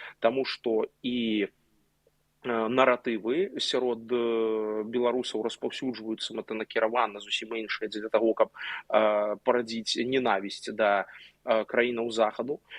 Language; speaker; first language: Belarusian; non-native, local second language; Russian